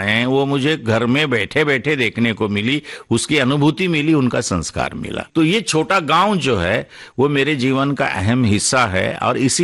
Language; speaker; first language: Hindi; non-native, local second language; Marathi